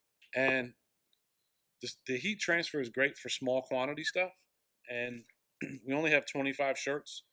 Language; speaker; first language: English; native; English